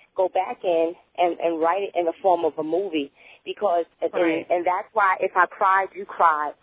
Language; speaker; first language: English; native; English